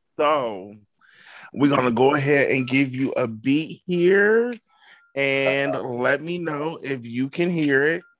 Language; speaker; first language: English; native; English